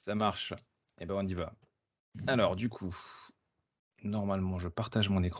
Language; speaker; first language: French; native; French